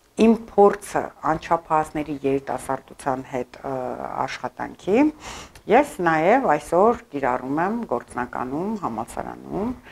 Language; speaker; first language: Armenian; early bilingual, heritage; Armenian